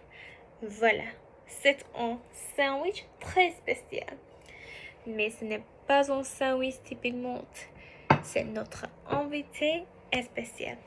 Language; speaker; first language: French; non-native, learner; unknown